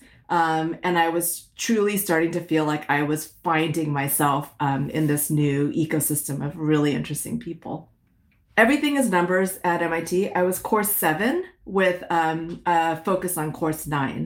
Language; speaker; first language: English; early bilingual, other home language; Min Nan Chinese